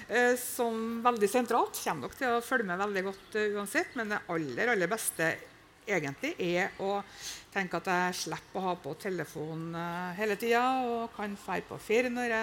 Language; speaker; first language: Norwegian; native; Norwegian